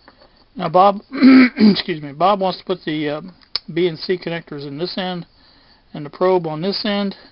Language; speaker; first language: English; native; English